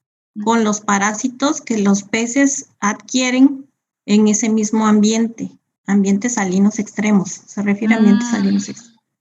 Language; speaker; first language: Spanish; native; Spanish